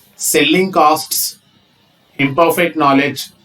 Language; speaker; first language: English; non-native, local second language; Telugu